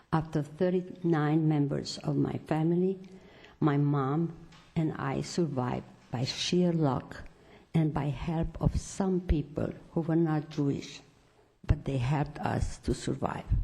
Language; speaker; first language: English; non-native, fluent; Romanian